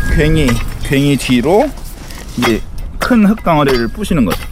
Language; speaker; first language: Korean; native; Korean